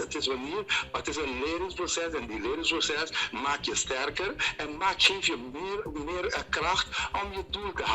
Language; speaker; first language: Dutch; non-native, local second language; Papiamento